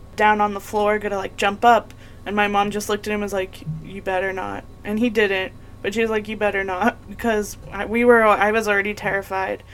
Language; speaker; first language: English; native; English